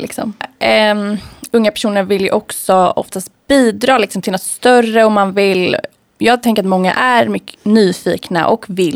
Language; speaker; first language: Swedish; native; Swedish